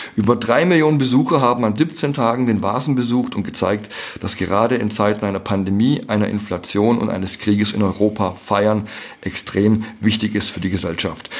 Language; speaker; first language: German; native; German